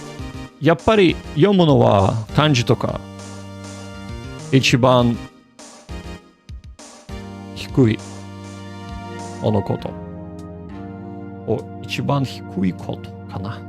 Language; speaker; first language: Japanese; non-native, learner; English